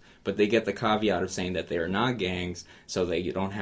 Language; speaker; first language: English; native; English